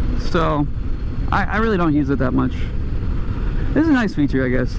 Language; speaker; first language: English; native; English